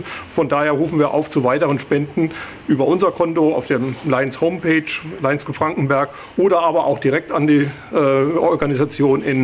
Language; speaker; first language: German; native; German